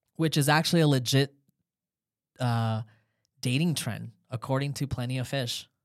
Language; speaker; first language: English; native; English